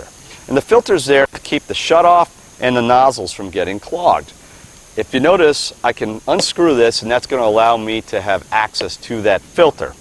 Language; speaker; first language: English; native; English